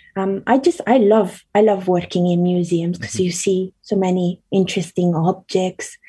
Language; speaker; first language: English; early bilingual, other home language; Italian